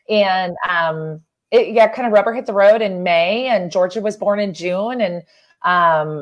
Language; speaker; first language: English; native; English